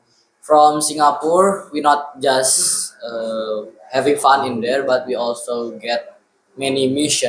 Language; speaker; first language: English; non-native, learner; Indonesian